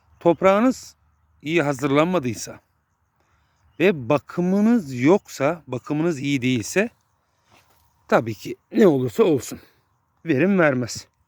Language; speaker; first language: Turkish; native; Turkish